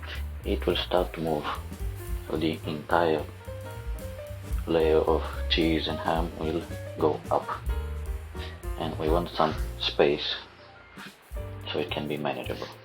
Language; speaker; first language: English; non-native, fluent; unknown